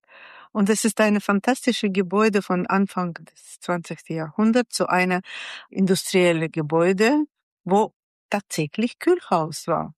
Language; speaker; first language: German; non-native, fluent; Russian